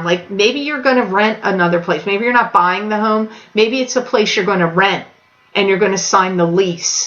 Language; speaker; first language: English; native; English